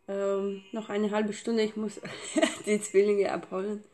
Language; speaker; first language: German; non-native, fluent; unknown